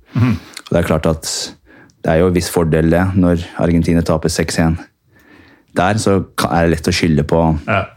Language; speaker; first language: Norwegian; early bilingual, heritage; Norwegian